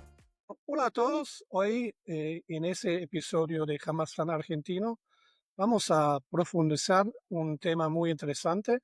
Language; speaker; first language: Spanish; non-native, fluent; German